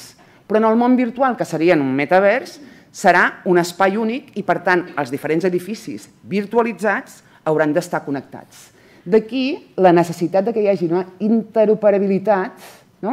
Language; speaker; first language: Catalan; native; Catalan